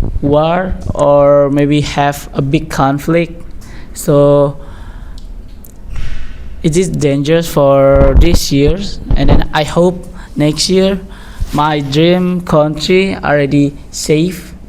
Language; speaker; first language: English; non-native, learner; Indonesian